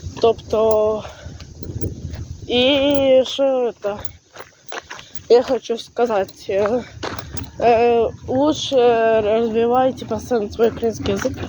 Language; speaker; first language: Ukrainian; non-native, local second language; Russian